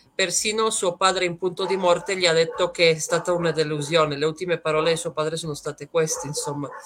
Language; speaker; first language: Italian; native; Italian